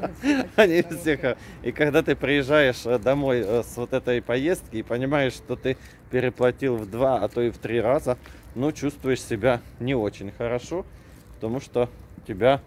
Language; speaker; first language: Russian; native; Russian